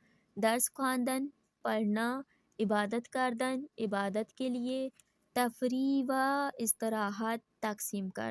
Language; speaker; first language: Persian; non-native, fluent; Urdu